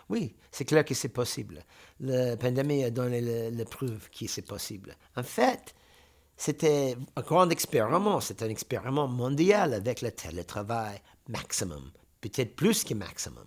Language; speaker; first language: French; non-native, fluent; English